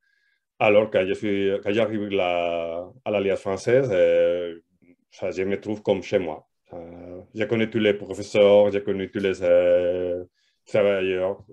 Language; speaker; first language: French; non-native, learner; Spanish